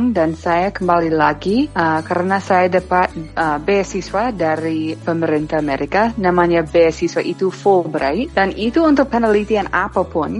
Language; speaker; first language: Indonesian; non-native, fluent; English